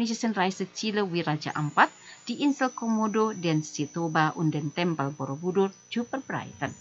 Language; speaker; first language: German; non-native, fluent; Indonesian